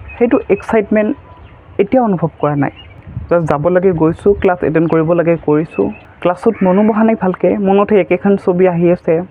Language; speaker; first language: Assamese; native; Assamese